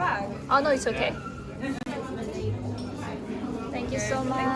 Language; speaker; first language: English; non-native, fluent; Korean